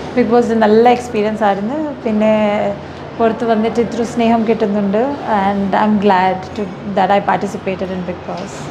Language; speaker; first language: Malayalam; non-native, learner; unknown